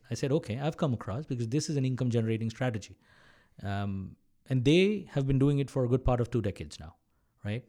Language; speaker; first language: English; non-native, local second language; Malayalam